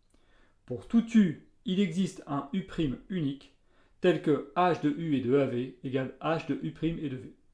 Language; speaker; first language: French; native; French